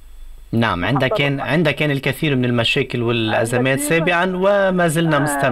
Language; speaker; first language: Arabic; native; Arabic